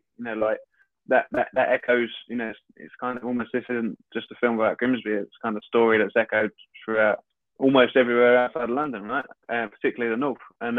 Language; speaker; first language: English; native; English